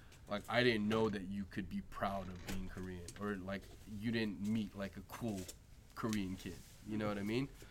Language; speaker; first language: English; early bilingual, other home language; Korean